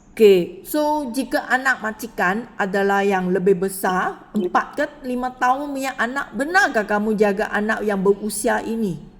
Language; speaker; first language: Malay; non-native, local second language; Chinese